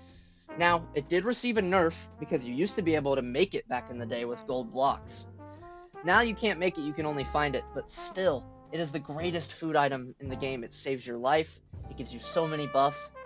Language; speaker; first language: English; native; English